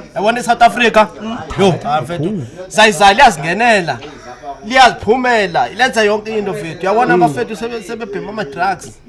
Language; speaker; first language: Zulu; non-native, local second language; Xhosa